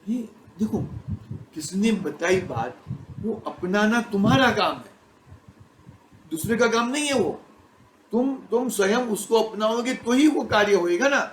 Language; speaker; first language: Hindi; non-native, local second language; Gujarati